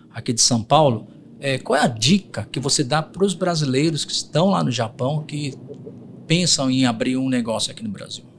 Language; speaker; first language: Portuguese; native; Portuguese